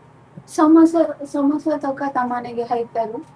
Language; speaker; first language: Japanese; non-native, learner; Telugu